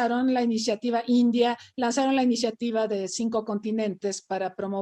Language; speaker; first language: Spanish; native; Spanish